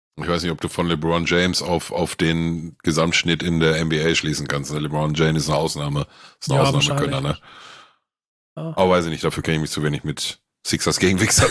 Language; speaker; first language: German; native; German